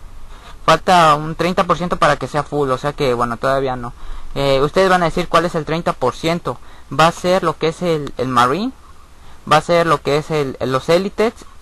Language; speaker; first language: Spanish; native; Spanish